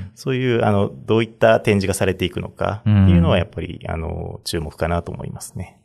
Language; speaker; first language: Japanese; native; Japanese